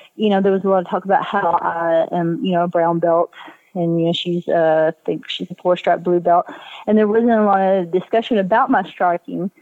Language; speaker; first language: English; native; English